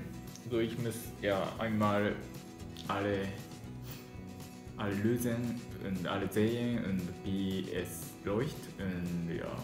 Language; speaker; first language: German; non-native, learner; Japanese